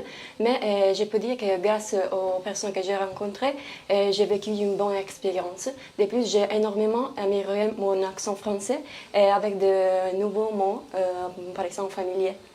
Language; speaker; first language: French; non-native, fluent; Italian